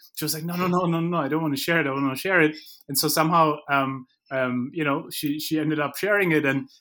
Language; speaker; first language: English; non-native, fluent; German